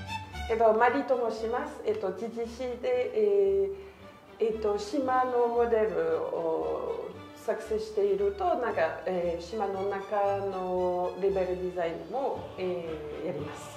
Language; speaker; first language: Japanese; non-native, learner; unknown